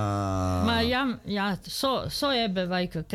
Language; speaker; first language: Dutch; non-native, learner; Serbian